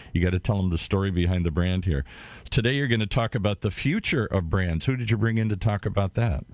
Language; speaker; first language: English; native; English